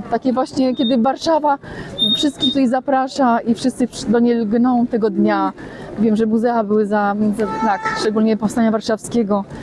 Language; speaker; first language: Polish; native; Polish